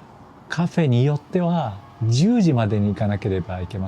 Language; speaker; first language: Japanese; non-native, fluent; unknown